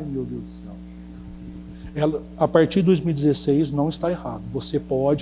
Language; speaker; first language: Portuguese; native; Portuguese